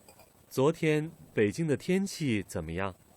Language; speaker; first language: Chinese; non-native, learner; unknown